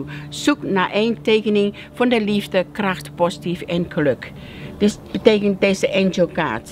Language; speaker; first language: Dutch; non-native, learner; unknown